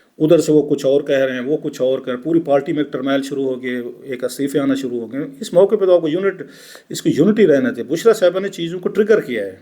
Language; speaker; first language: Urdu; non-native, local second language; Saraiki